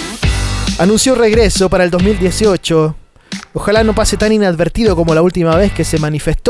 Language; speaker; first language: Spanish; native; Spanish